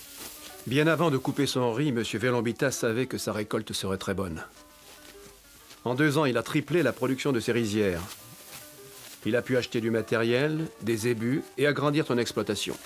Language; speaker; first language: French; native; French